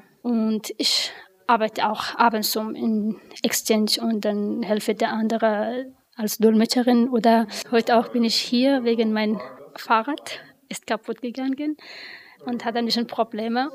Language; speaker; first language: German; non-native, learner; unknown